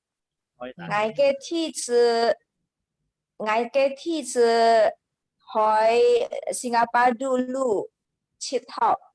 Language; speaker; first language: Chinese; non-native, learner; Indonesian